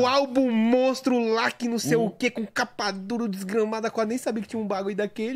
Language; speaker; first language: Portuguese; native; Portuguese